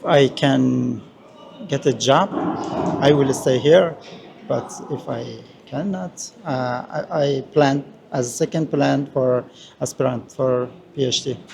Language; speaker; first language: English; non-native, learner; Persian